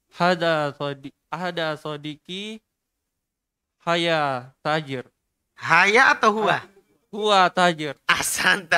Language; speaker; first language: Arabic; non-native, fluent; Indonesian